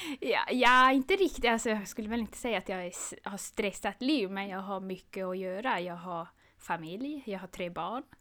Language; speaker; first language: Swedish; non-native, local second language; Northern Sami